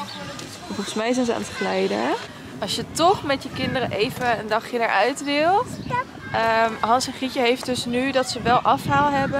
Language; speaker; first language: Dutch; native; Dutch